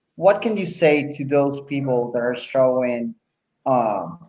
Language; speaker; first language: English; non-native, fluent; Spanish